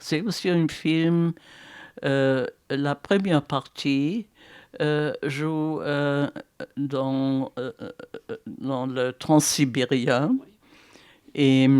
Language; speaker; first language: French; non-native, fluent; German